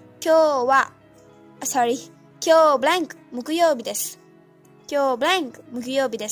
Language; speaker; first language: Japanese; non-native, fluent; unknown